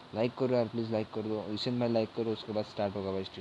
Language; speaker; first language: Hindi; non-native, local second language; Marathi